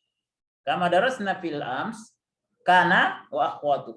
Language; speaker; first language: Arabic; non-native, fluent; Indonesian